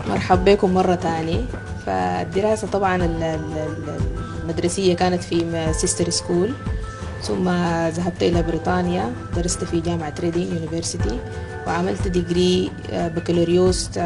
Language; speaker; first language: Arabic; native; Arabic